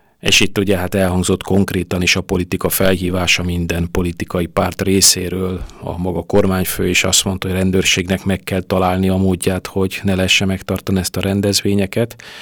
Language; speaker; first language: Hungarian; native; Hungarian